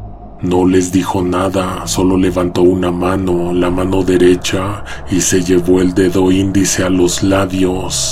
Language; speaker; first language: Spanish; native; Spanish